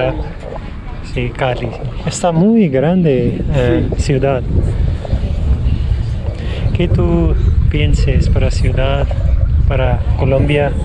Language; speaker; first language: Spanish; non-native, learner; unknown